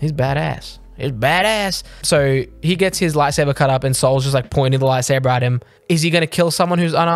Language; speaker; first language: English; native; English